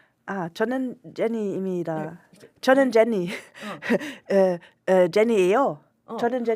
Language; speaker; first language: Korean; non-native, learner; German